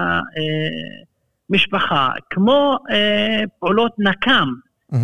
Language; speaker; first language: Hebrew; non-native, local second language; Arabic